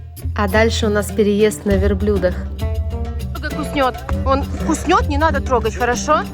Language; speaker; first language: Russian; native; Russian